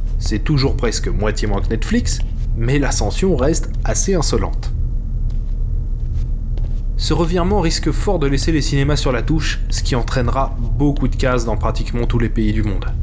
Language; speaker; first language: French; native; French